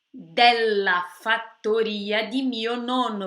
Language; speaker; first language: Italian; non-native, fluent; Portuguese